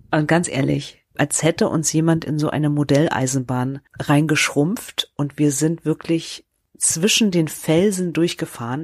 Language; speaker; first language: German; native; German